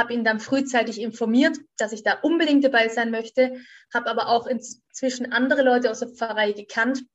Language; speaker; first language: German; native; German